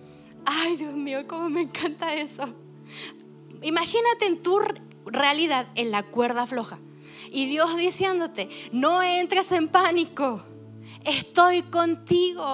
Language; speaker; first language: Spanish; native; Spanish